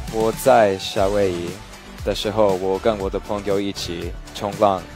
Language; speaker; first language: Chinese; non-native, learner; English